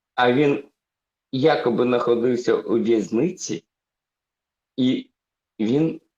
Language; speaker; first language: Russian; native; Russian